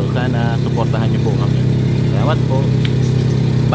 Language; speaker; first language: Filipino; native; Filipino